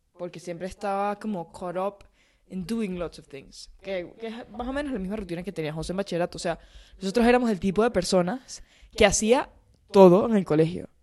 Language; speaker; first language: Spanish; native; Spanish